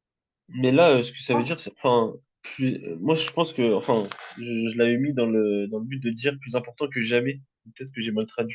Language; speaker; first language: French; native; French